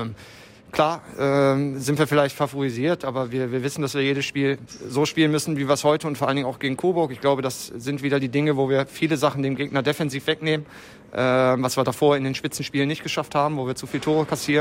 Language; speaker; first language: German; native; German